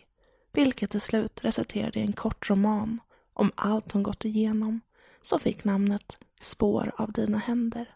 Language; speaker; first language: Swedish; native; Swedish